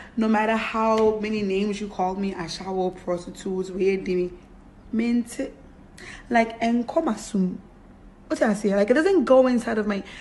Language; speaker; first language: English; native; English